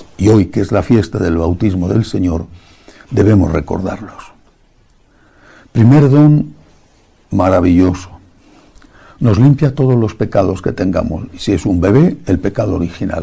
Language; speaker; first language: Spanish; native; Spanish